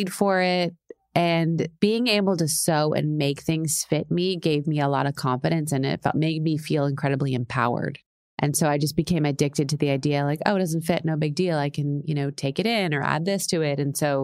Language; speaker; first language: English; native; English